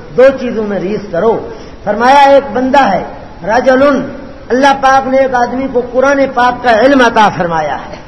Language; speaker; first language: Urdu; non-native, local second language; Punjabi